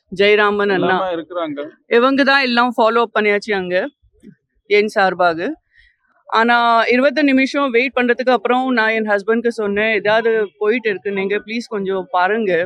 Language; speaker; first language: Tamil; non-native, fluent; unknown